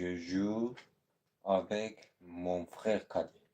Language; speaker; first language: French; non-native, learner; Azerbaijani